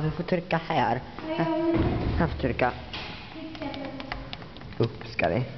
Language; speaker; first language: Swedish; native; Swedish